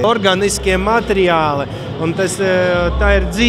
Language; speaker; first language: Latvian; non-native, local second language; Russian